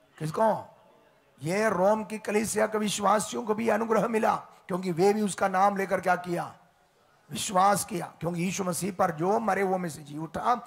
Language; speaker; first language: Hindi; native; Hindi